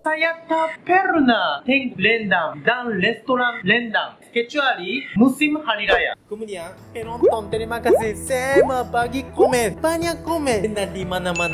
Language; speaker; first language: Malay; non-native, learner; Japanese